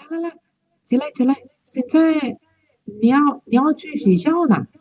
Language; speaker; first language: Chinese; non-native, learner; Indonesian